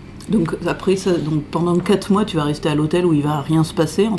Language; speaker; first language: French; native; French